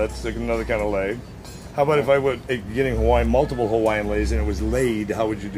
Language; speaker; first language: English; native; English